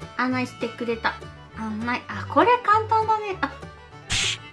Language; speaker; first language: Japanese; non-native, learner; Spanish